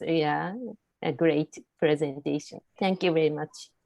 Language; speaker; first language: English; non-native, fluent; Japanese